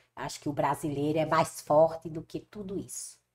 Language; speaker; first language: Portuguese; native; Portuguese